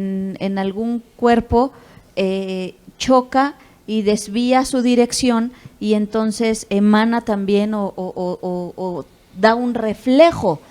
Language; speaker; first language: Spanish; native; Spanish